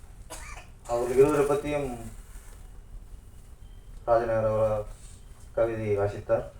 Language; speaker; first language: Tamil; native; Tamil